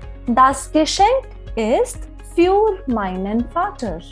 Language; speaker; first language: German; non-native, fluent; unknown